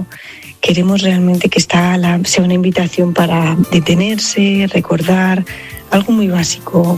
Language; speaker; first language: Spanish; native; Spanish